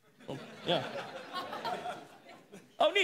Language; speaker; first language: Dutch; native; Dutch